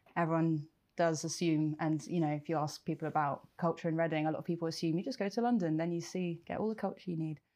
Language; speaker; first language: English; native; English